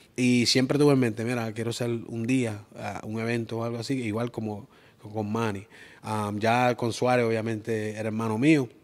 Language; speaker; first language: Spanish; early bilingual, heritage; Spanish